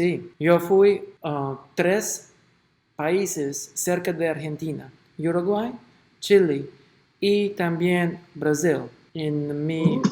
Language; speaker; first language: Spanish; non-native, learner; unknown